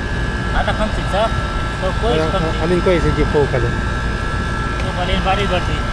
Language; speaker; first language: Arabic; non-native, learner; Filipino